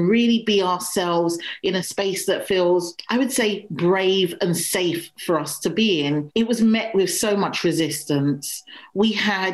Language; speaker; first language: English; native; English